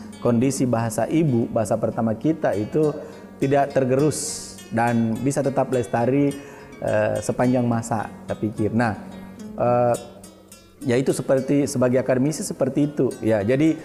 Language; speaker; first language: Indonesian; non-native, local second language; Buginese